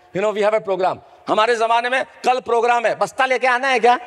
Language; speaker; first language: Hindi; native; Hindi